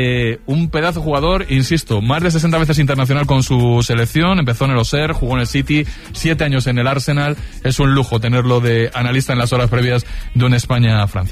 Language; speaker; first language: Spanish; native; Spanish